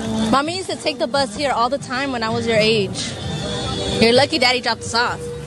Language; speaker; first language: English; early bilingual, other home language; Spanish